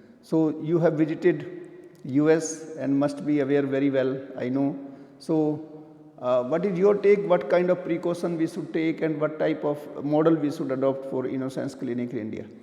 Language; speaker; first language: English; non-native, local second language; Hindi